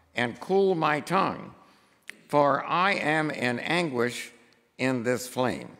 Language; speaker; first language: English; native; English